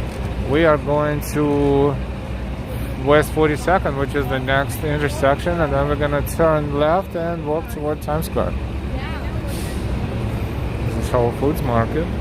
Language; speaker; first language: English; non-native, fluent; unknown